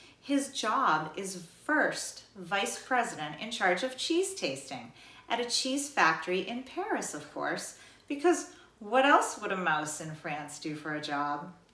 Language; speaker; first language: English; native; English